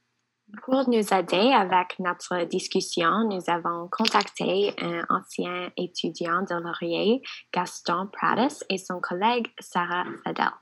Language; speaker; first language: French; non-native, local second language; English